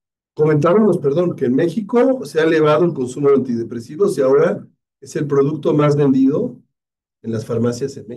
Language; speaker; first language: Spanish; native; Spanish